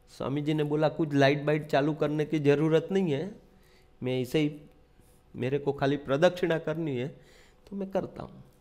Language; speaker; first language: Hindi; non-native, local second language; Gujarati